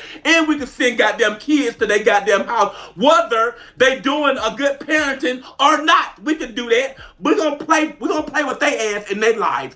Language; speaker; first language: English; native; English